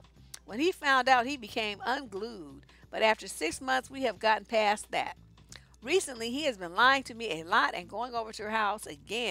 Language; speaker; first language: English; native; English